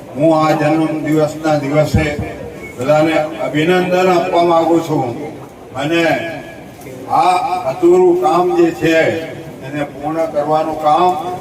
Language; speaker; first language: Gujarati; non-native, local second language; Vasavi